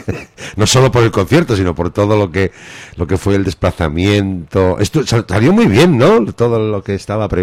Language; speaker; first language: Spanish; native; Spanish